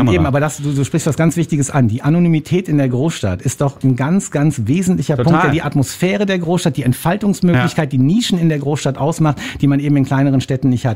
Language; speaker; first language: German; native; German